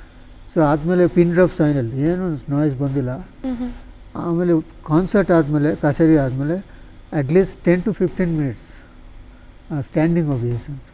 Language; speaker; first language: Kannada; non-native, learner; Bangla